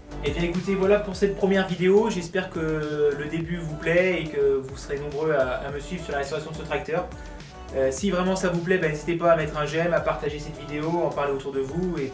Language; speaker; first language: French; native; French